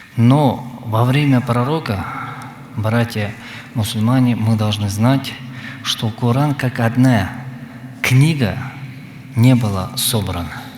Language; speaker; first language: Russian; non-native, local second language; Kazakh